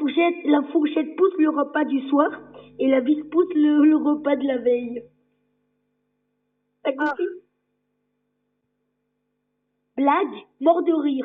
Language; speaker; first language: French; native; French